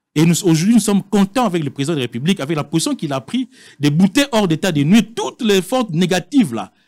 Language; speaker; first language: French; non-native, local second language; Lingala